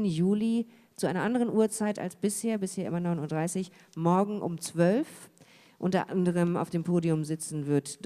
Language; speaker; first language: German; native; German